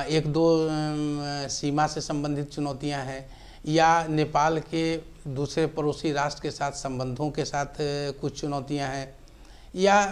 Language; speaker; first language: Hindi; native; Hindi